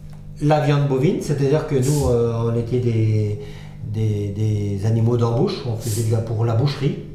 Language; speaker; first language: French; native; French